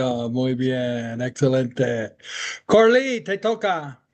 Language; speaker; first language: Spanish; non-native, fluent; English